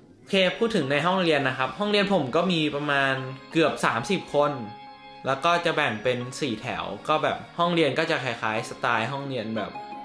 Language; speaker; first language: Thai; native; Thai